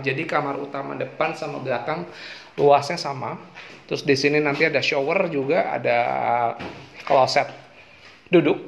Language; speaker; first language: Indonesian; native; Indonesian